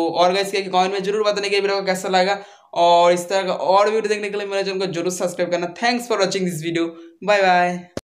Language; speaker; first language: Hindi; non-native, local second language; Bangla